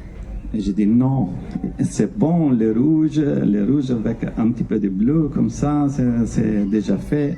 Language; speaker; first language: French; non-native, fluent; Italian